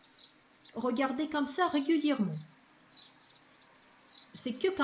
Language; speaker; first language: French; non-native, fluent; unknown